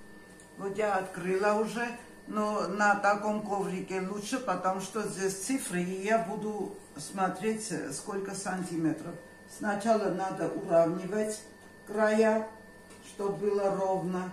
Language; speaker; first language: Russian; non-native, local second language; Armenian